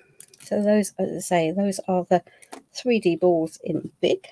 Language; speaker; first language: English; native; English